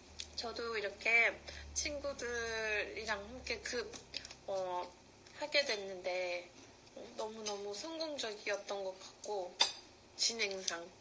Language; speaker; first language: Korean; early bilingual, heritage; Korean